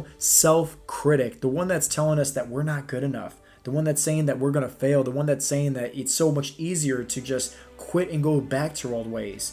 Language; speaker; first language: English; native; English